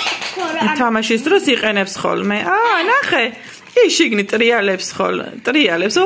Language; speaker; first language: Georgian; native; Georgian